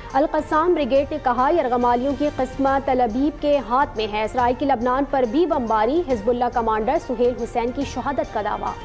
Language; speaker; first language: Urdu; native; Urdu